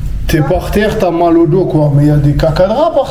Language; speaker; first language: French; native; French